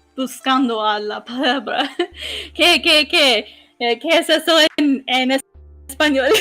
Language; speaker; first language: Spanish; non-native, learner; English